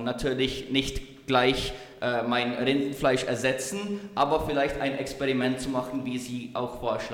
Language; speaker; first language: German; non-native, learner; Czech